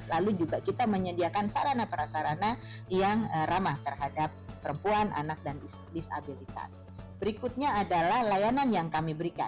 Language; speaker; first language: Indonesian; native; Indonesian